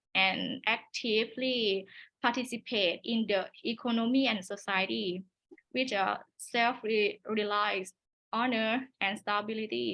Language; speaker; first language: English; non-native, learner; Thai